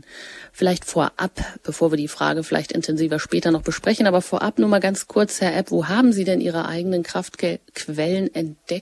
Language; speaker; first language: German; native; German